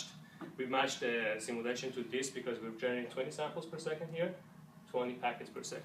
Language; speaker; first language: English; non-native, fluent; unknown